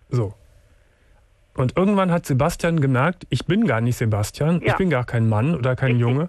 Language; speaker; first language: German; native; German